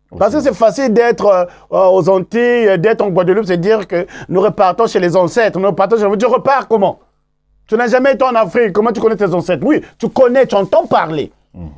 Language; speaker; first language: French; non-native, local second language; Kongo